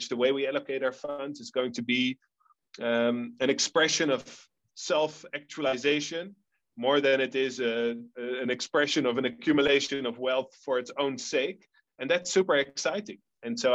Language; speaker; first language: English; non-native, fluent; Dutch